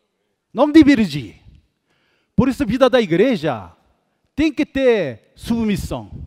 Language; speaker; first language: Portuguese; non-native, fluent; Korean